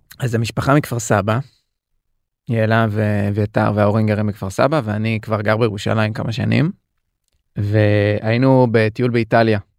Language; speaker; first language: Hebrew; native; Hebrew